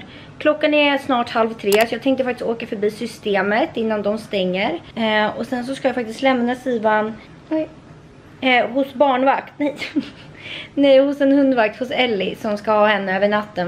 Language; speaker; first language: Swedish; native; Swedish